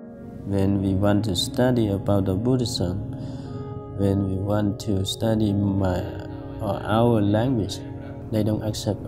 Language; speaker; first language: English; non-native, learner; Khmer